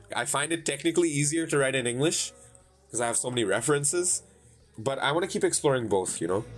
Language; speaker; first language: English; non-native, local second language; Bangla